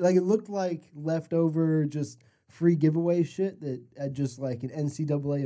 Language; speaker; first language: English; native; English